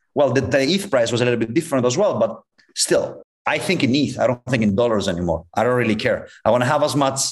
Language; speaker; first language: English; non-native, fluent; Greek